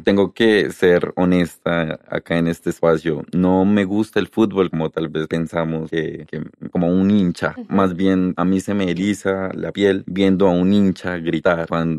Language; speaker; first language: Spanish; native; Spanish